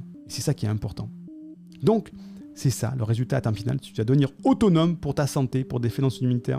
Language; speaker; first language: French; native; French